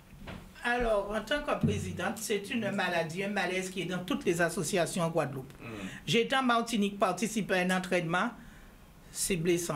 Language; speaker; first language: French; non-native, local second language; Guadeloupean Creole French